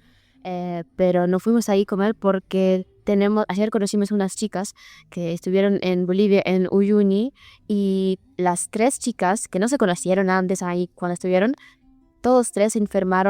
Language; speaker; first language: Spanish; non-native, fluent; Ukrainian